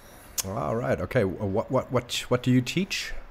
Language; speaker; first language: English; non-native, fluent; German